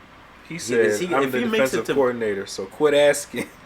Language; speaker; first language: English; native; English